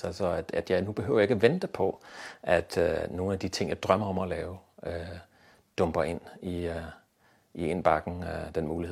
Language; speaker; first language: Danish; native; Danish